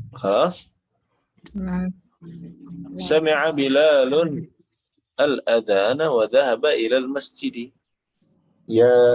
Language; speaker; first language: Arabic; non-native, fluent; Indonesian